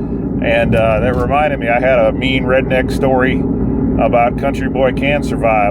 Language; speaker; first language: English; native; English